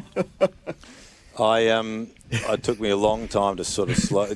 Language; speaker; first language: English; native; English